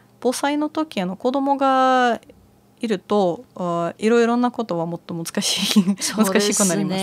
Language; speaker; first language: Japanese; non-native, fluent; Latvian